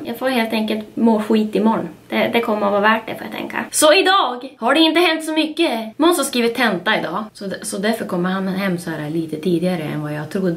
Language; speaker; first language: Swedish; native; Swedish